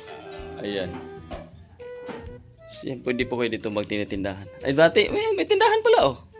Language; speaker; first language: Filipino; native; Filipino